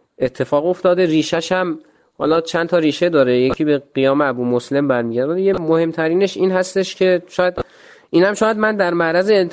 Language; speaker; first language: Persian; native; Persian